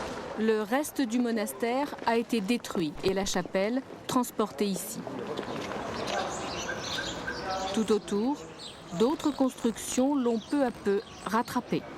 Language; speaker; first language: French; native; French